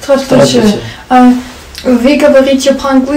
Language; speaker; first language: Russian; non-native, learner; English